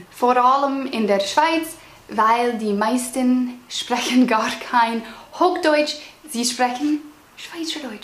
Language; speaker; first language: German; non-native, learner; English